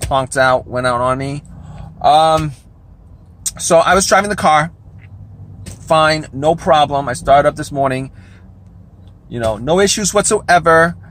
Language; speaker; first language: English; native; English